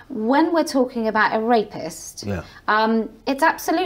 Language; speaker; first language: English; native; English